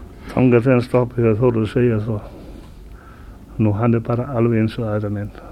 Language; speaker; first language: Icelandic; non-native, fluent; Danish